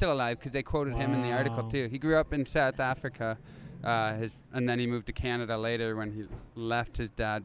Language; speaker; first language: English; native; English